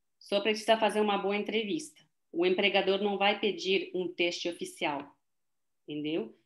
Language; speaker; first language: Portuguese; non-native, fluent; French